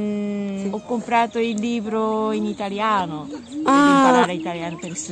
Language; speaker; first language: Italian; non-native, learner; Japanese